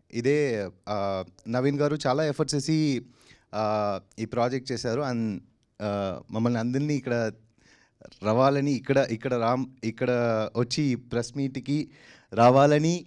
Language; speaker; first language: Telugu; non-native, learner; Tamil